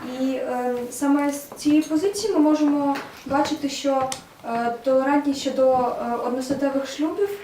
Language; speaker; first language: Ukrainian; non-native, local second language; Russian